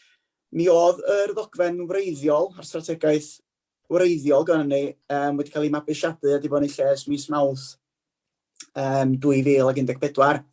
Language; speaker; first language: Welsh; native; Welsh